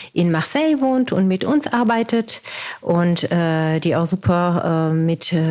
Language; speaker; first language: German; non-native, fluent; French